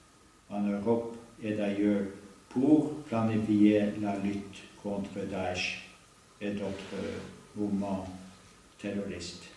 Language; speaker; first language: French; non-native, learner; Norwegian